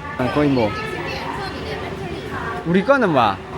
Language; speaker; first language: Korean; native; Korean